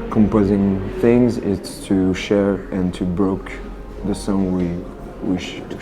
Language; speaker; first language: English; non-native, learner; French